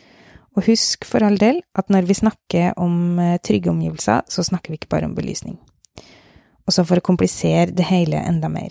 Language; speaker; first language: Norwegian; native; Norwegian